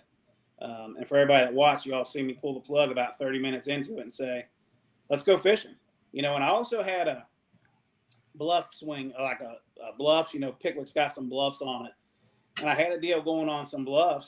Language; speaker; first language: English; native; English